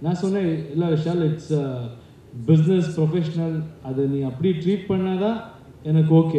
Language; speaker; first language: Tamil; non-native, learner; Kannada